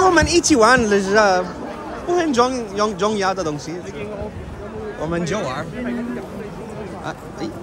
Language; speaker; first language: Chinese; non-native, learner; English